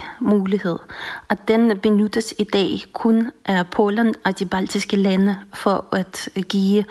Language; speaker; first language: Danish; non-native, fluent; Russian